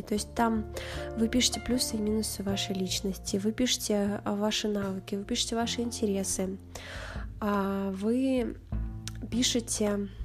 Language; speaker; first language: Russian; native; Russian